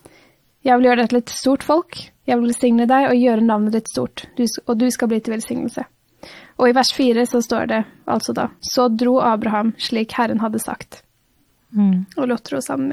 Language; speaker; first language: Norwegian; native; Norwegian